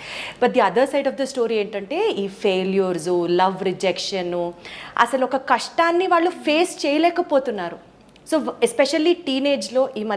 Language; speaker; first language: Telugu; native; Telugu